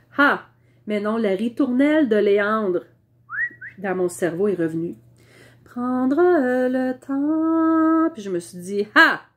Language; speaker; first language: French; native; French